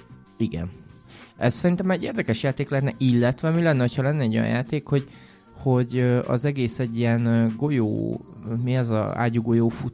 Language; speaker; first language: Hungarian; native; Hungarian